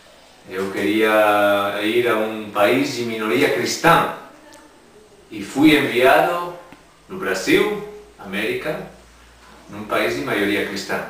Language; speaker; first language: Portuguese; non-native, fluent; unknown